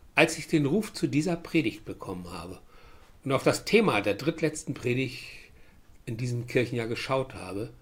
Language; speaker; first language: German; native; German